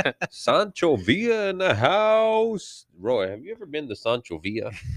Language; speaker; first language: English; early bilingual, other home language; Spanish